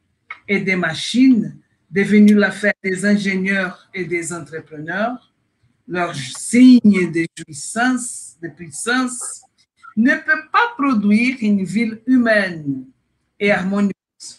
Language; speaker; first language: French; non-native, fluent; Portuguese